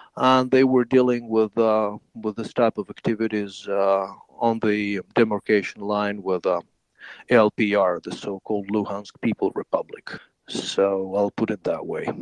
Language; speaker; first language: English; non-native, fluent; Ukrainian